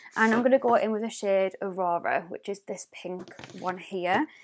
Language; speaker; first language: English; native; English